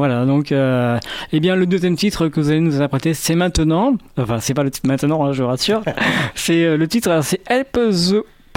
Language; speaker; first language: French; native; French